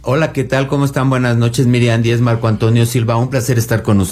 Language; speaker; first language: Spanish; native; Spanish